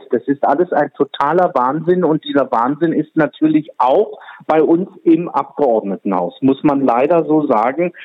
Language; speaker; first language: German; non-native, fluent; Czech